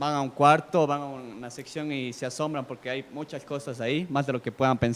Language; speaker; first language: Spanish; native; Spanish